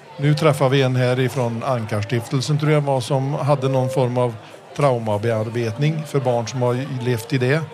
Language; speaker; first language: Swedish; early bilingual, heritage; Swedish